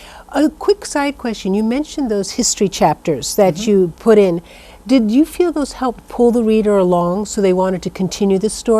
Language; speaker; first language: English; native; English